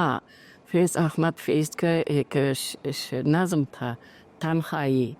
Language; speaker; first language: Hindi; non-native, fluent; Uzbek